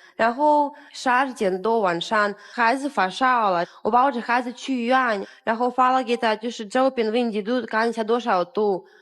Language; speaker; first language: Chinese; non-native, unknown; Russian